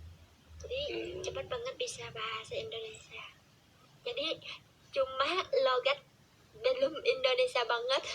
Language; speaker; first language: Indonesian; non-native, learner; Vietnamese